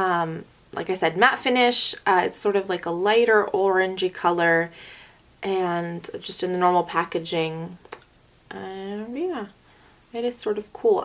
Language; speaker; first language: English; native; English